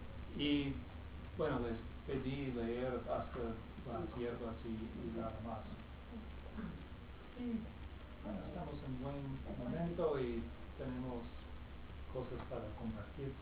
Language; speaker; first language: Spanish; non-native, fluent; English